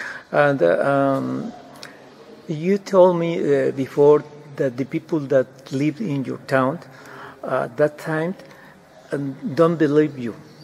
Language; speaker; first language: English; non-native, learner; Spanish